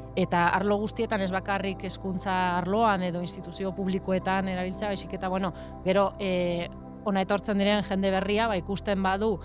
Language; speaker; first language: Basque; non-native, local second language; Spanish